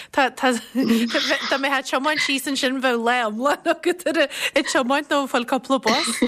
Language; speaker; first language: Irish; native; Irish